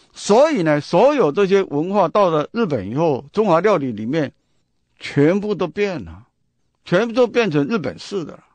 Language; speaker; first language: Chinese; non-native, local second language; Min Nan Chinese